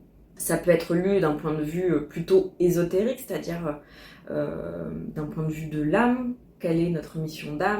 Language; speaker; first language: French; native; French